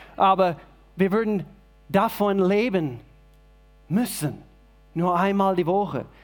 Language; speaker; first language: German; non-native, fluent; English